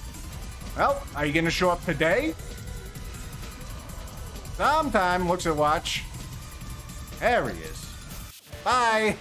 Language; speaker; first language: English; native; English